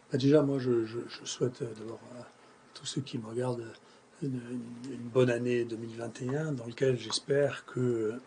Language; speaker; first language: French; native; French